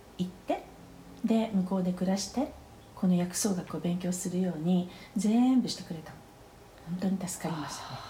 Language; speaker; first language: Japanese; native; Japanese